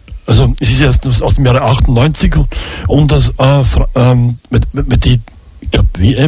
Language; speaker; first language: German; native; German